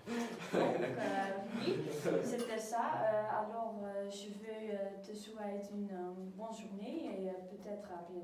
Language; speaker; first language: French; non-native, learner; Dutch